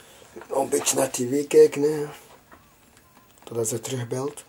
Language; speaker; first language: Dutch; non-native, fluent; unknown